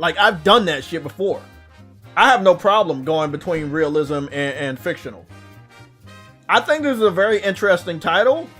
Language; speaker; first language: English; native; English